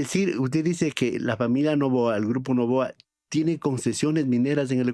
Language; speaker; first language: Spanish; native; Spanish